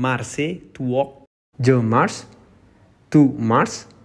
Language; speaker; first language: French; non-native, fluent; Indonesian